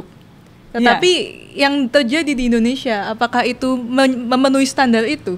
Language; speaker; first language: Indonesian; native; Indonesian